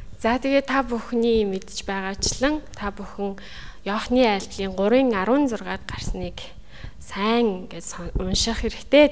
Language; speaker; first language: Mongolian; native; Mongolian